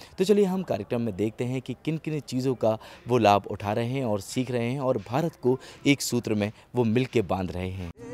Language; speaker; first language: Hindi; native; Hindi